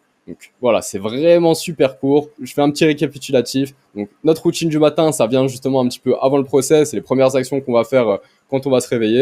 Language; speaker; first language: French; native; French